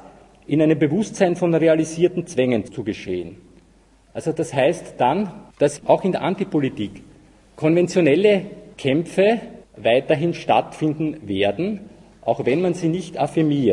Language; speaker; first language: German; native; German